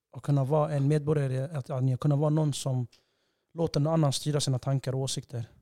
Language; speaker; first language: Swedish; non-native, fluent; Somali